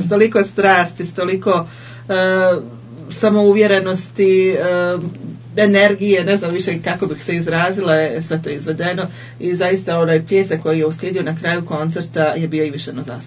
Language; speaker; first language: Serbian; native; Serbian